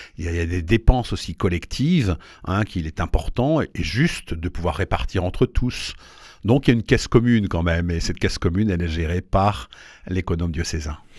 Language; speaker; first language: French; native; French